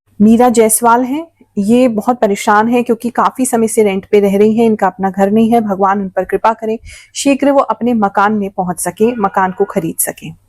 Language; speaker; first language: Hindi; native; Hindi